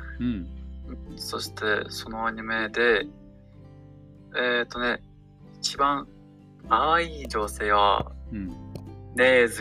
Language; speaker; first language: Japanese; non-native, learner; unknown